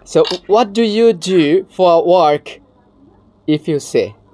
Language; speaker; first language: English; non-native, learner; Bangla